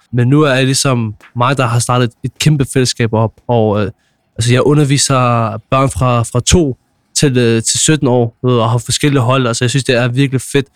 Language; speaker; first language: Danish; early bilingual, other home language; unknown